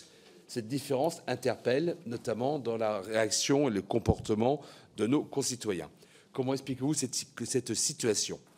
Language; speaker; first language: French; native; French